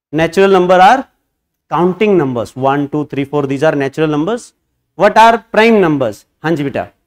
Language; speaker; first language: Hindi; native; Hindi